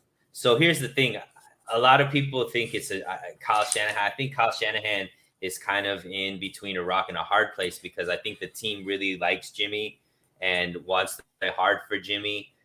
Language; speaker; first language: English; native; English